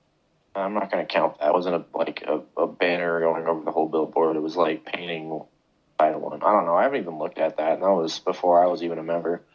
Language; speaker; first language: English; native; English